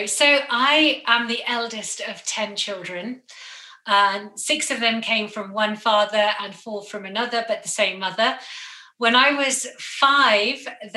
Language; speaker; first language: English; native; English